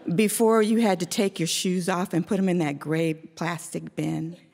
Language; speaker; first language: English; native; English